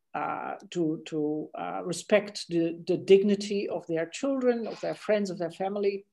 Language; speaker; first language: English; non-native, fluent; Dutch